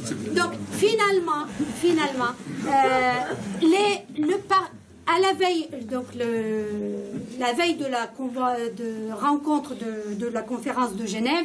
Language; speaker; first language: French; non-native, fluent; Kurdish